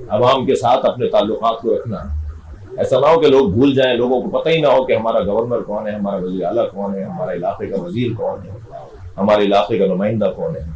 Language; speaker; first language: Urdu; native; Urdu